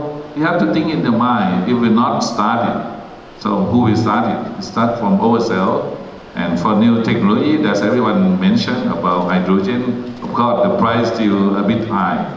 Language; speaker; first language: English; non-native, learner; Thai